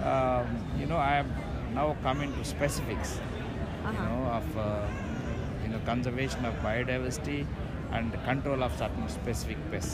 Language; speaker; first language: English; non-native, local second language; Telugu